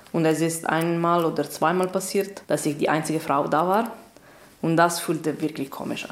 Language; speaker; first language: German; non-native, fluent; Italian